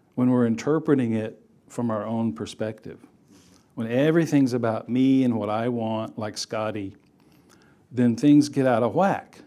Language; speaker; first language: English; native; English